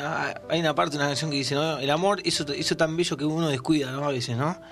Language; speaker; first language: Spanish; native; Spanish